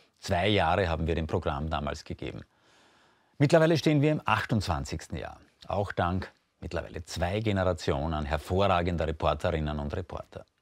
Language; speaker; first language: German; native; German